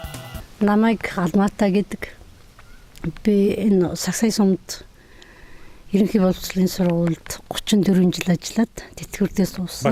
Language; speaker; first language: Mongolian; non-native, local second language; Kazakh